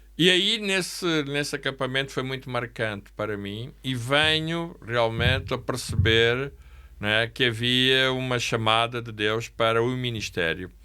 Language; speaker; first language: Portuguese; native; Portuguese